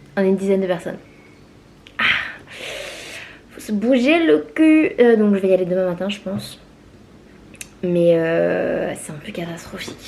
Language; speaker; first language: French; native; French